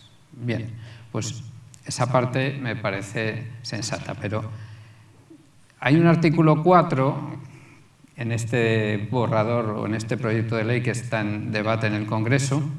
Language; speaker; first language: Spanish; native; Spanish